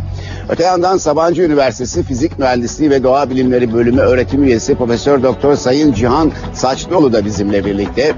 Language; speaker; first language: Turkish; native; Turkish